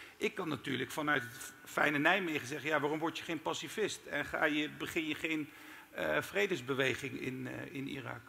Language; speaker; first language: Dutch; early bilingual, other home language; Turkish